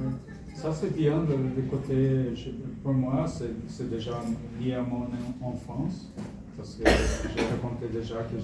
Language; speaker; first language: French; non-native, fluent; Portuguese